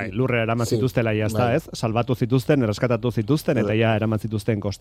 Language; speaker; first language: Basque; native; Basque